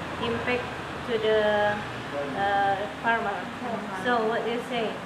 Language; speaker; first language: English; non-native, learner; Indonesian